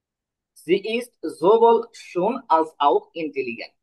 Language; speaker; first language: German; non-native, fluent; Bangla